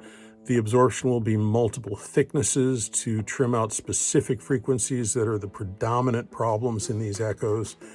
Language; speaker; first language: English; native; English